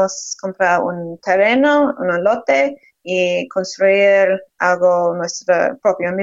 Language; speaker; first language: Spanish; non-native, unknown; English